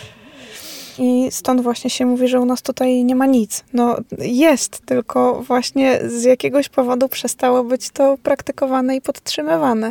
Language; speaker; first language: Polish; native; Polish